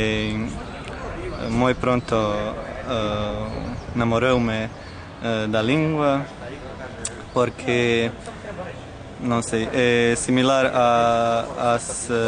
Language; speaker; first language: Galician; non-native, learner; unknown